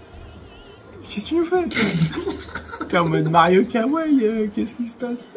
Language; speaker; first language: French; native; French